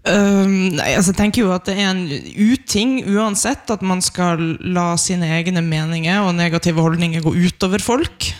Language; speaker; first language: Norwegian; native; Norwegian